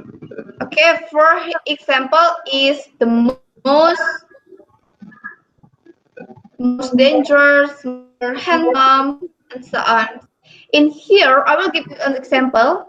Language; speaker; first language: English; non-native, fluent; Indonesian